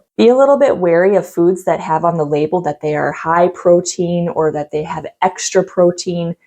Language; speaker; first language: English; native; English